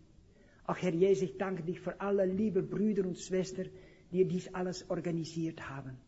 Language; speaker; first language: German; non-native, fluent; Dutch